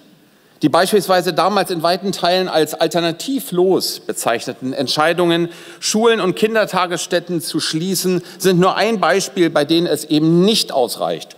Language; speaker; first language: German; native; German